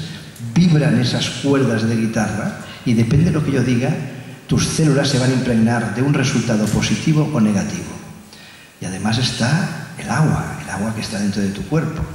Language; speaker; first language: Spanish; native; Spanish